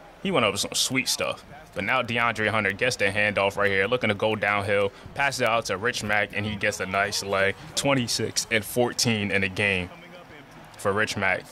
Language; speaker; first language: English; native; English